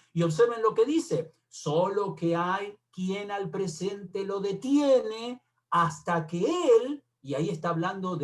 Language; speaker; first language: Spanish; native; Spanish